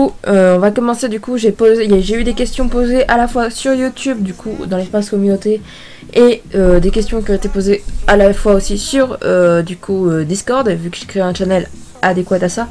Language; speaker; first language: French; native; French